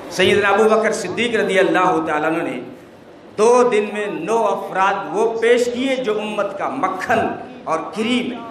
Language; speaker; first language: Urdu; non-native, local second language; Gujarati